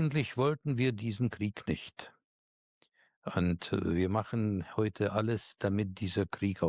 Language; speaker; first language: German; non-native, fluent; Russian